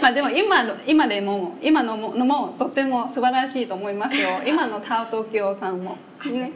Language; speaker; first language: Japanese; non-native, fluent; Vietnamese